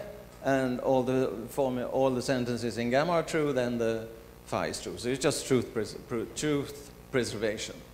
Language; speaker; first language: English; non-native, fluent; Swedish